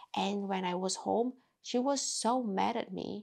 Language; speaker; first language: English; non-native, fluent; Vietnamese